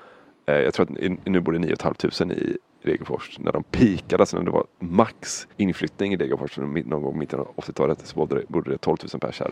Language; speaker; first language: Swedish; native; Swedish